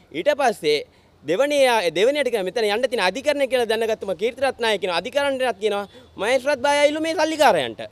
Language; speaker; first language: Sinhala; native; Sinhala